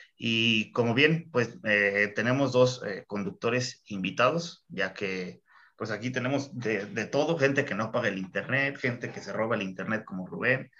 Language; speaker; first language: Spanish; native; Spanish